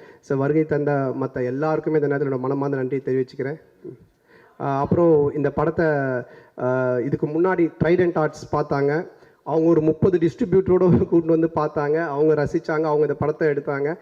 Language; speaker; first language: Tamil; native; Tamil